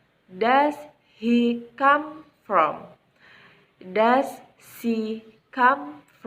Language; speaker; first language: English; non-native, fluent; Indonesian